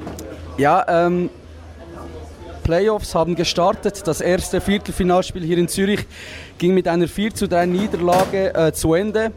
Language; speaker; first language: German; native; German